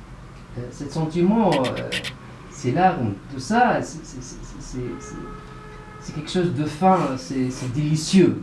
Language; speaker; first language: French; non-native, local second language; Arabic